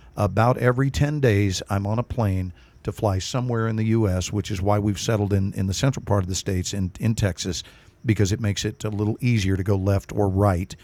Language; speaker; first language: English; native; English